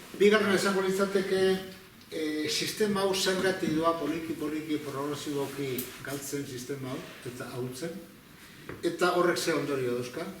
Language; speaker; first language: Basque; native; Basque